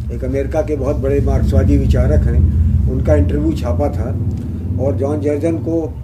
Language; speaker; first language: Hindi; native; Hindi